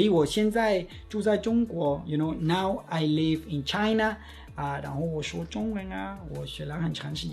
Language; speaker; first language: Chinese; non-native, fluent; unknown